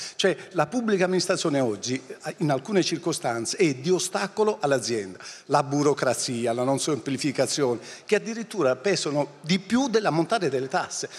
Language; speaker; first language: Italian; native; Italian